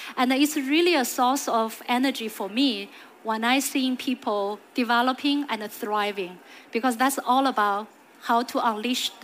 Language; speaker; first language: English; non-native, fluent; Chinese